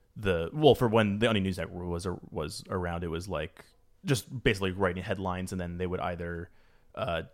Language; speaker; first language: English; native; English